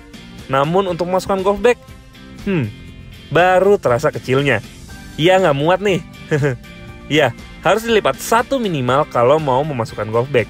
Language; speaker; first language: Indonesian; native; Indonesian